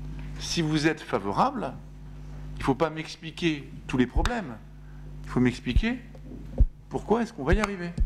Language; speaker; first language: French; native; French